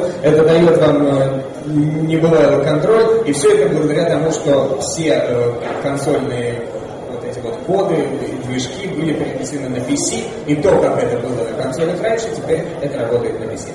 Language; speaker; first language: Russian; native; Russian